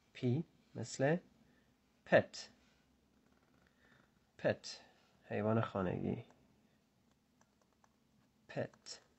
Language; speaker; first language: Persian; native; Persian